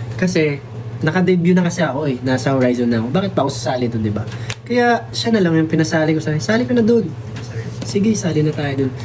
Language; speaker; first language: Filipino; non-native, local second language; Waray